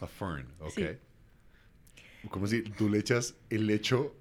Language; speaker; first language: Spanish; native; Spanish